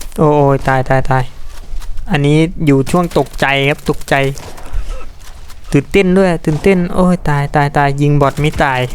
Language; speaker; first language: Thai; native; Thai